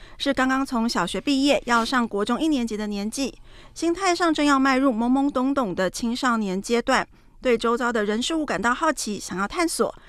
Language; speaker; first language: Chinese; native; Chinese